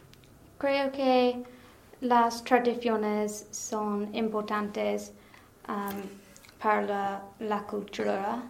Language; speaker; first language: Spanish; non-native, learner; English